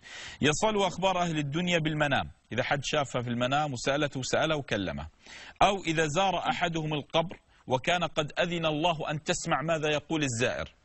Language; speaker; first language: Arabic; native; Arabic